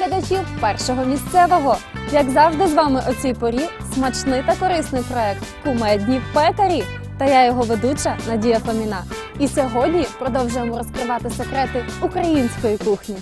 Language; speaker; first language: Ukrainian; native; Ukrainian